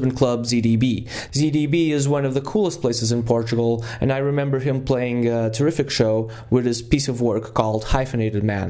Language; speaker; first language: English; non-native, fluent; Portuguese